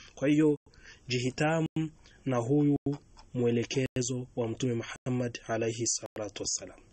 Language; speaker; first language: Swahili; native; Swahili